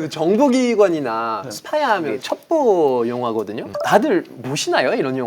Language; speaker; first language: Korean; non-native, fluent; French